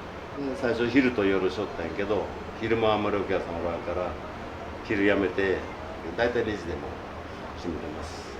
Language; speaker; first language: Japanese; native; Japanese